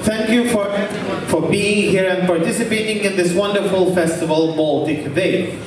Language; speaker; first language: English; non-native, fluent; Lithuanian